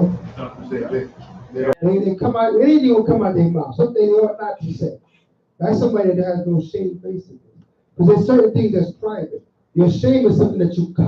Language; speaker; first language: English; native; English